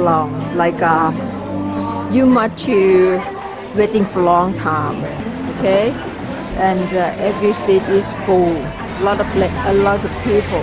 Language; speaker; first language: English; non-native, learner; Thai